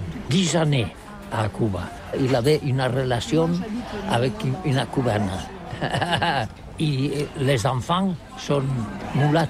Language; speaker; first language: French; non-native, learner; Catalan